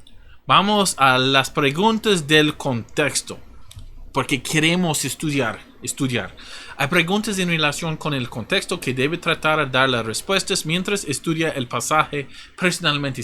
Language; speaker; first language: Spanish; non-native, fluent; English